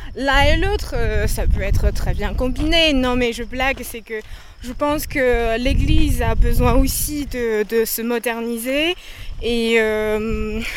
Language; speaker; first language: French; non-native, fluent; Dutch